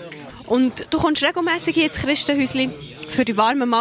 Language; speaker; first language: German; native; German